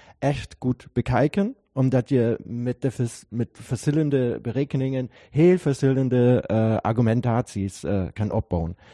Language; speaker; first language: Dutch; non-native, learner; German